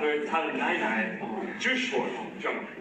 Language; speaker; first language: Chinese; non-native, learner; English